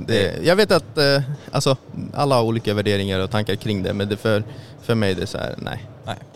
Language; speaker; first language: Swedish; early bilingual, other home language; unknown